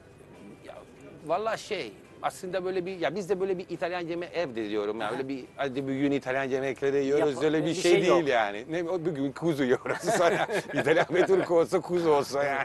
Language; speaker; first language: Turkish; non-native, learner; Italian